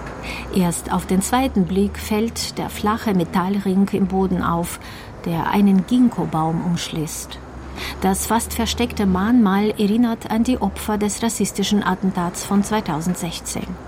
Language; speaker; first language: German; native; German